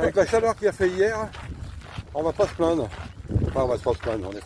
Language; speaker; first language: French; native; French